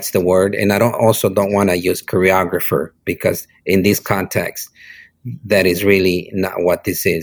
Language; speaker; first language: English; non-native, fluent; Spanish